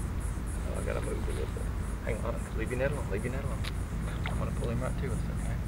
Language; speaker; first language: English; native; English